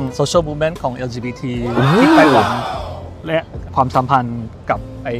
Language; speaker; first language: Thai; non-native, fluent; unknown